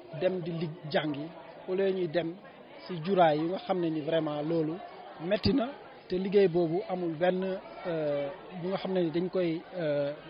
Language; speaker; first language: Wolof; non-native, local second language; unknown